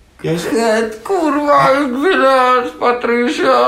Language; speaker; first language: Dutch; non-native, learner; Polish